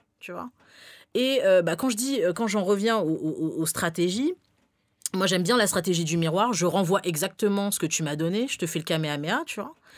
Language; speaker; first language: French; early bilingual, other home language; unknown